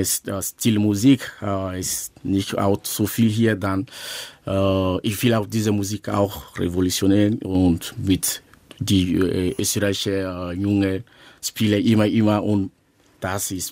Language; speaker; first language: German; non-native, learner; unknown